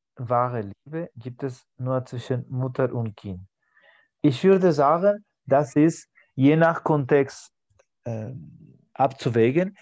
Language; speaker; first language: German; non-native, fluent; Spanish